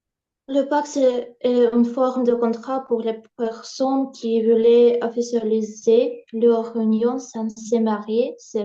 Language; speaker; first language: French; non-native, learner; Ukrainian